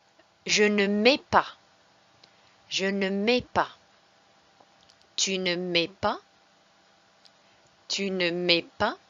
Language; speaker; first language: French; non-native, fluent; English